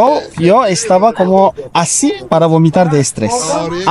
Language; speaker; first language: Spanish; non-native, learner; Turkish